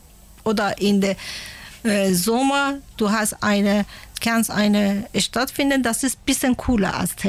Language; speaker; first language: German; non-native, learner; Persian